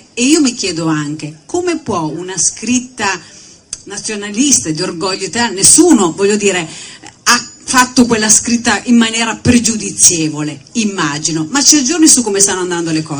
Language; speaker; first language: Italian; native; Italian